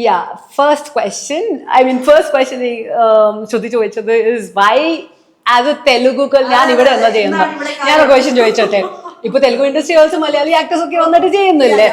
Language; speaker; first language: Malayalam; non-native, local second language; Telugu